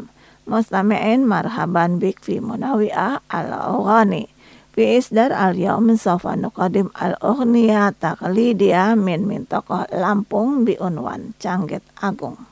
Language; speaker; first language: Arabic; non-native, fluent; Indonesian